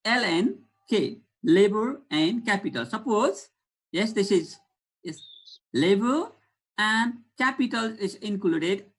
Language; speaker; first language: English; non-native, local second language; Nepali